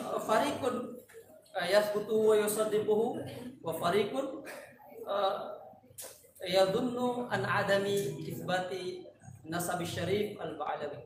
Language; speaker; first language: Arabic; non-native, fluent; Indonesian